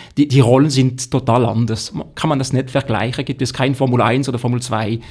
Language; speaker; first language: German; non-native, local second language; French